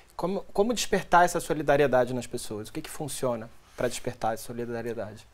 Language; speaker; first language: Portuguese; native; Portuguese